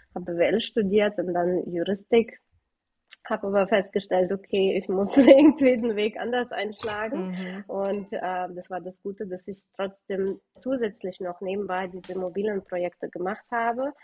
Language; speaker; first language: German; early bilingual, other home language; Russian